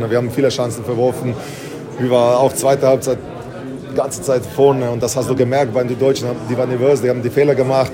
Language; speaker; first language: German; non-native, fluent; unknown